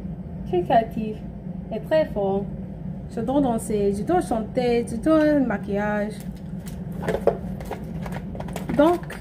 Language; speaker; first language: French; non-native, learner; English